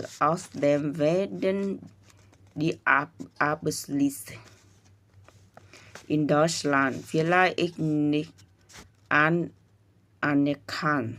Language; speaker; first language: German; non-native, learner; Vietnamese